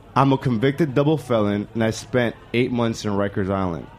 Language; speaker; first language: English; native; English